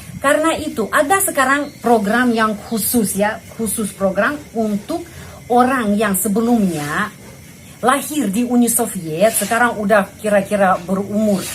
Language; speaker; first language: Indonesian; non-native, fluent; Russian